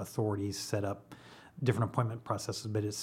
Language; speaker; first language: English; native; English